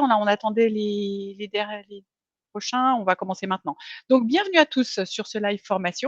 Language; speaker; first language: French; native; French